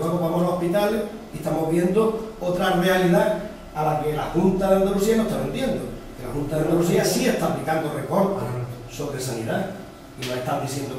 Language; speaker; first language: Spanish; native; Spanish